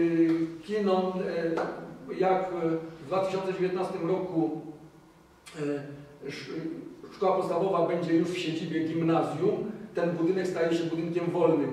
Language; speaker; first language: Polish; native; Polish